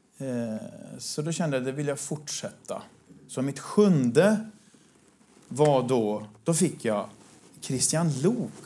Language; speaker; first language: Swedish; native; Swedish